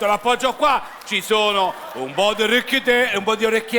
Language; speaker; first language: Italian; native; Italian